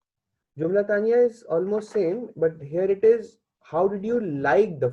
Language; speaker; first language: English; non-native, learner; Hindi